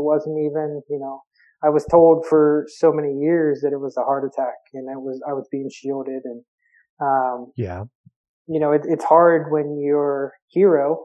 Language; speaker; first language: English; native; English